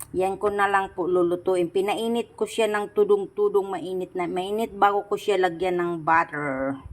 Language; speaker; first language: Filipino; non-native, local second language; Masbatenyo